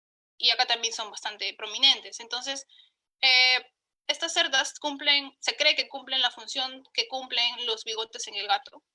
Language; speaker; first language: Spanish; native; Spanish